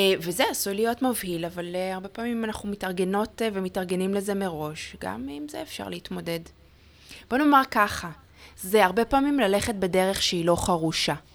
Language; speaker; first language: Hebrew; native; Hebrew